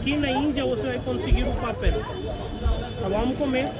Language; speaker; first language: Portuguese; non-native, learner; Hindi